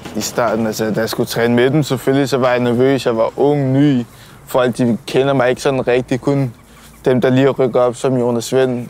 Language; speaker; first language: Danish; early bilingual, other home language; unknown